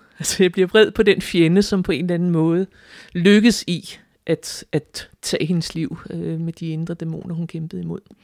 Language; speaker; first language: Danish; native; Danish